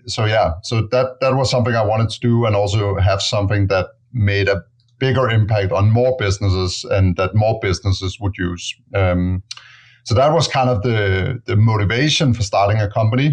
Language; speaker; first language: English; non-native, fluent; Danish